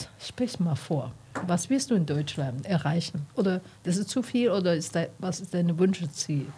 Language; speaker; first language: German; non-native, learner; Chinese